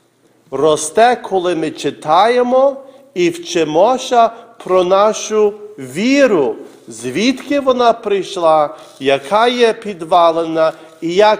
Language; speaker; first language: Ukrainian; early bilingual, heritage; Ukrainian